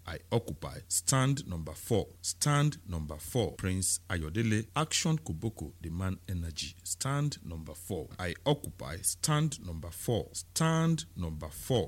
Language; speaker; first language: Nigerian Pidgin; non-native, local second language; Yoruba